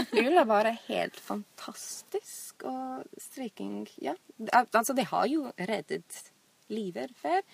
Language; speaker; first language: Norwegian; non-native, fluent; English